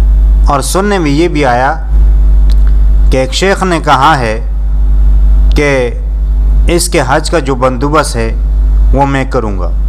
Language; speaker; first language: Urdu; native; Urdu